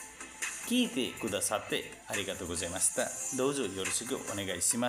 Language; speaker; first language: Japanese; non-native, learner; Nepali